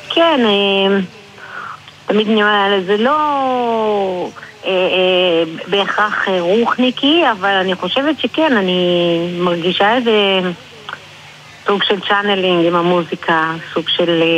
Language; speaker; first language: Hebrew; native; Hebrew